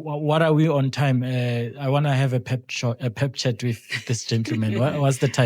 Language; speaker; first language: English; non-native, local second language; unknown